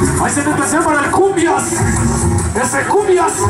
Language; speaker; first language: Spanish; native; Spanish